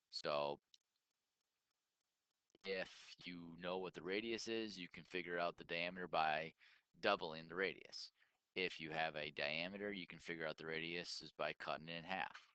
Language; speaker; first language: English; native; English